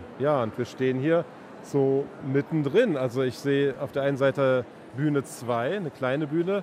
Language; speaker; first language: German; native; German